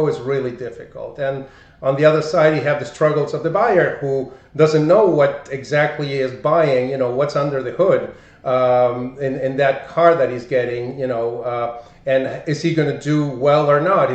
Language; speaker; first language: English; non-native, fluent; Spanish